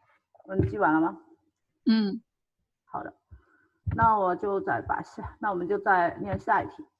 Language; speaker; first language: Chinese; native; Chinese